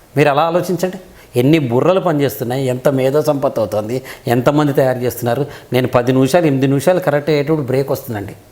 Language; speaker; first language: Telugu; native; Telugu